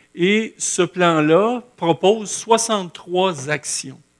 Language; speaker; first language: French; native; French